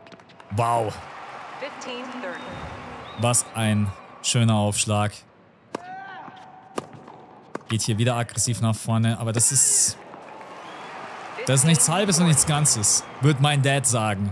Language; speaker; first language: German; native; German